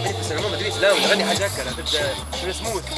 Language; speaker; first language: Arabic; native; Arabic